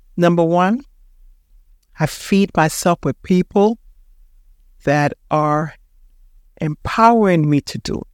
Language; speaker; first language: English; early bilingual, heritage; Spanish